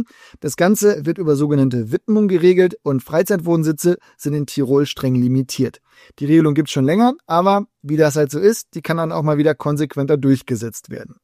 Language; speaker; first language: German; native; German